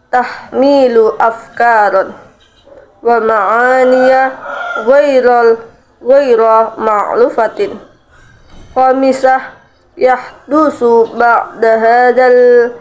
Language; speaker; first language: Arabic; non-native, learner; Indonesian